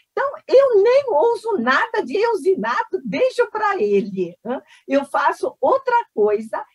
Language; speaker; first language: Portuguese; early bilingual, other home language; Korean